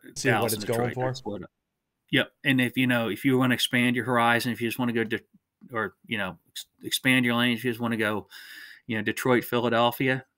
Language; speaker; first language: English; native; English